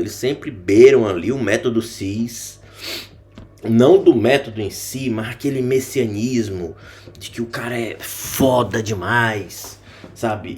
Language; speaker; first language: Portuguese; native; Portuguese